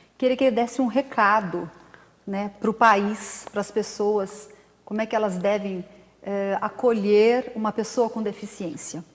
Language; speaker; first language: Portuguese; native; Portuguese